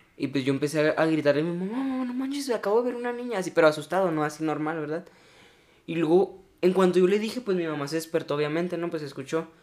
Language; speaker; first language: Spanish; native; Spanish